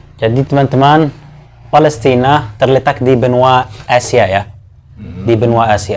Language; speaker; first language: Indonesian; non-native, fluent; Arabic